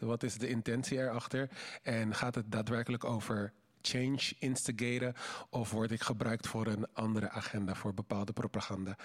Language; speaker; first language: Dutch; native; Dutch